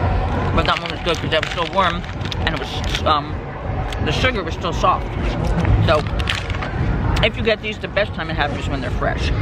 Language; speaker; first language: English; native; English